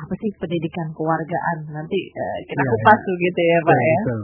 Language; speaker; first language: Indonesian; native; Indonesian